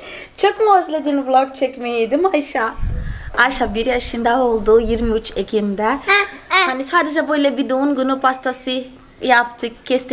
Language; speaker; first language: Turkish; non-native, fluent; Portuguese